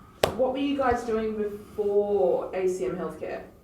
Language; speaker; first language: English; native; English